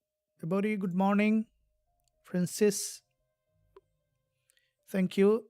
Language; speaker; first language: English; non-native, fluent; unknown